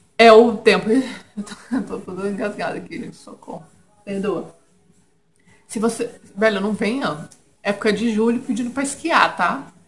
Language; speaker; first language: Portuguese; native; Portuguese